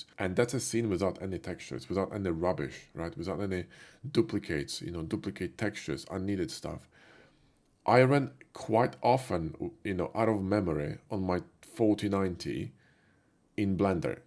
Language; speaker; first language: English; non-native, fluent; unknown